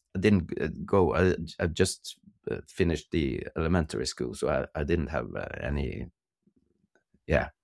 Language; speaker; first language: English; non-native, fluent; Norwegian